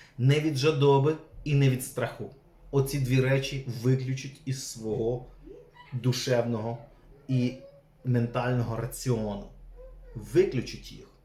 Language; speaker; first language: Ukrainian; non-native, local second language; Russian